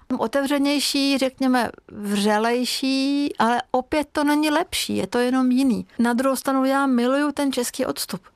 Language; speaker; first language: Czech; non-native, fluent; Hungarian